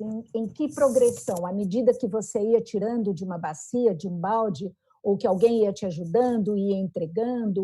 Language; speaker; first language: Portuguese; native; Portuguese